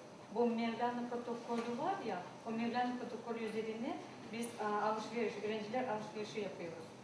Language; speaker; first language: Turkish; non-native, fluent; Chuvash